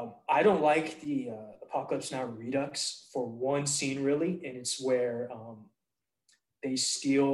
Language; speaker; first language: English; native; English